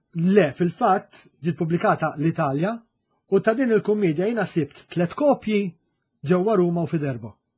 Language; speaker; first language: Maltese; native; Maltese